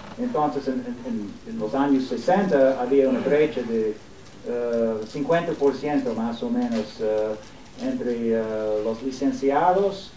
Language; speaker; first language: Spanish; non-native, fluent; English